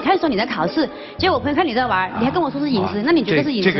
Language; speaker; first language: Chinese; native; Chinese